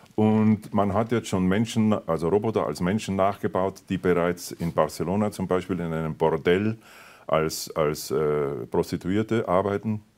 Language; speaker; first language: German; native; German